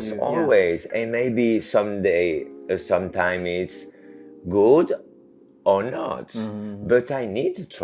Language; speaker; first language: English; non-native, learner; French